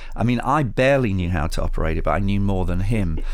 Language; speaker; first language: English; early bilingual, other home language; Spanish